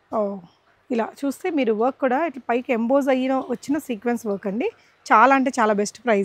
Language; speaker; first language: Telugu; native; Telugu